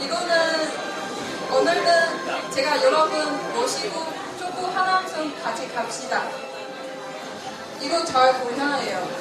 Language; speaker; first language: Korean; non-native, fluent; Chinese